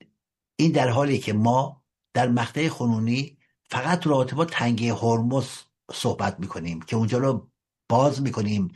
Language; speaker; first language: Persian; native; Persian